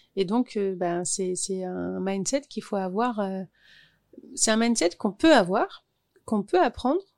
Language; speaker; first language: French; native; French